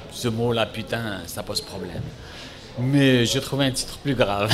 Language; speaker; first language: French; non-native, local second language; Arabic